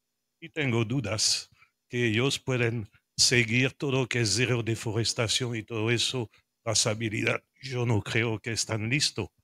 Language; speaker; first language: Spanish; non-native, learner; French